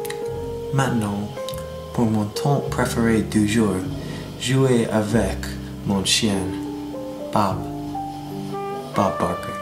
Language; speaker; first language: French; non-native, learner; English